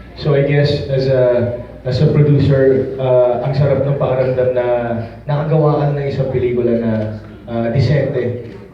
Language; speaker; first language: Filipino; native; Filipino